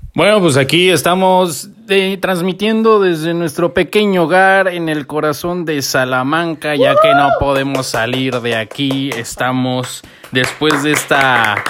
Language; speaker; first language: Spanish; native; Spanish